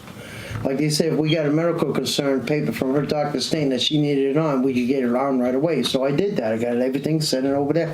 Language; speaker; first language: English; native; English